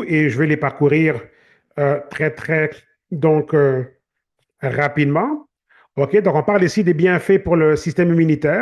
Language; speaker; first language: French; native; French